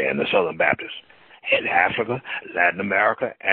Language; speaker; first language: English; native; English